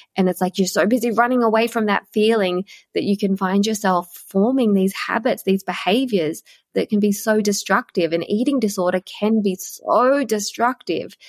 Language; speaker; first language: English; native; English